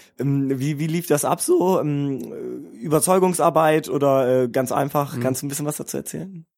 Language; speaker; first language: German; native; German